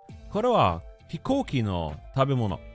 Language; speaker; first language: Japanese; non-native, learner; Swedish